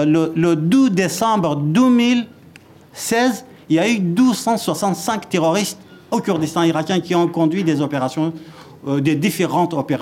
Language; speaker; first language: French; non-native, fluent; Kurdish